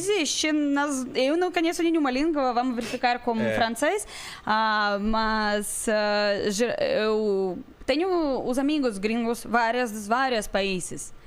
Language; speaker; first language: Portuguese; non-native, fluent; Russian